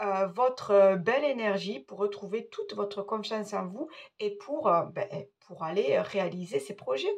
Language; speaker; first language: French; native; French